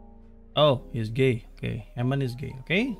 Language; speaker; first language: English; non-native, learner; Indonesian